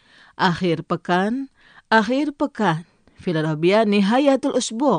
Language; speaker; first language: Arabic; non-native, fluent; Indonesian